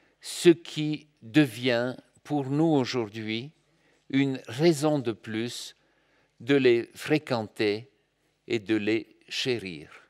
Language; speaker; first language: French; non-native, fluent; Bulgarian